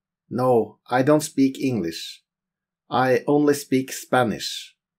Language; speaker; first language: English; non-native, fluent; Norwegian